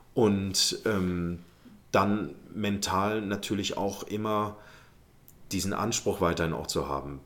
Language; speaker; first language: German; early bilingual, other home language; Arabic